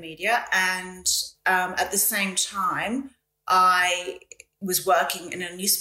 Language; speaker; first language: English; native; English